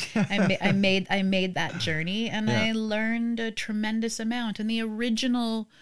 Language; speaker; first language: English; native; English